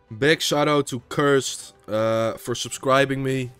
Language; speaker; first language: English; non-native, fluent; Dutch